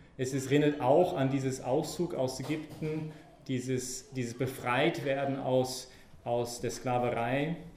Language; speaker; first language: German; non-native, fluent; English